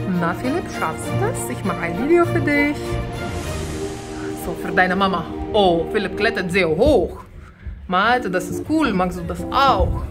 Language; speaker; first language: German; non-native, fluent; Lithuanian